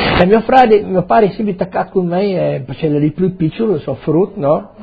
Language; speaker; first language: Italian; non-native, learner; Friulian